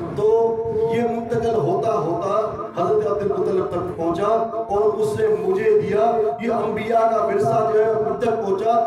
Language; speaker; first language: Urdu; non-native, local second language; Sindhi